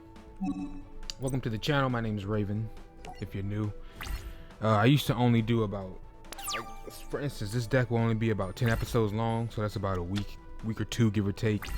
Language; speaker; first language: English; native; English